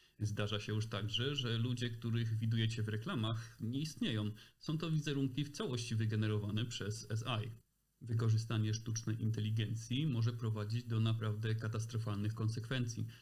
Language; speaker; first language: Polish; native; Polish